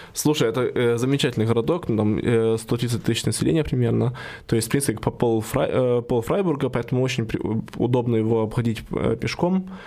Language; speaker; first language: Russian; native; Russian